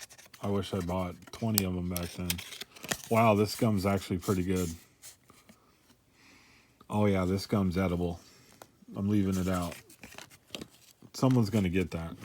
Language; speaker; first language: English; native; English